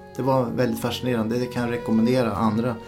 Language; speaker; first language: Swedish; native; Swedish